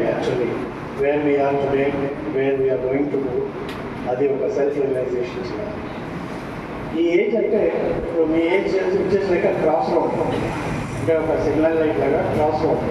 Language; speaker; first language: Telugu; non-native, fluent; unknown